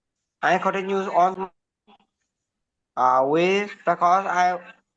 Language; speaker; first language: English; non-native, learner; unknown